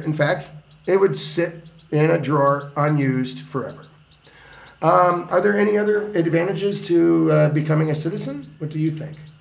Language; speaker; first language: English; native; English